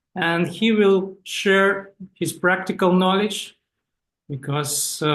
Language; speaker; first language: English; non-native, fluent; Russian